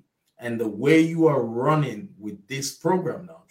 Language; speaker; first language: English; non-native, local second language; Igbo